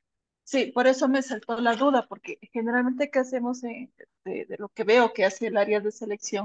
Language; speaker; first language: Spanish; native; Spanish